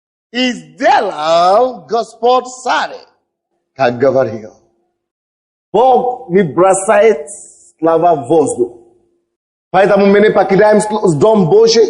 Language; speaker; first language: Russian; non-native, fluent; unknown